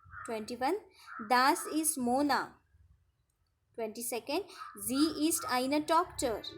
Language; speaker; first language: German; non-native, fluent; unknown